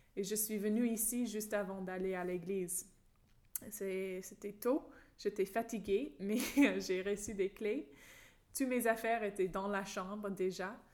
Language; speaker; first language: French; non-native, fluent; English